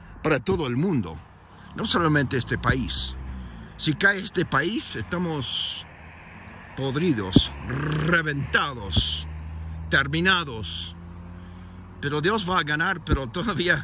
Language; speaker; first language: Spanish; non-native, fluent; English